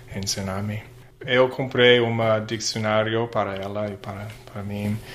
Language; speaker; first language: Portuguese; non-native, learner; English